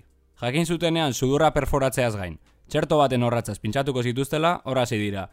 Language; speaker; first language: Basque; native; Basque